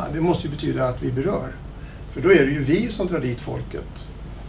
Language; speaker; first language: Swedish; native; Swedish